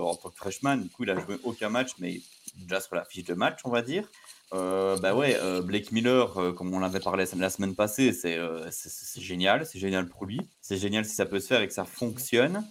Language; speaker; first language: French; native; French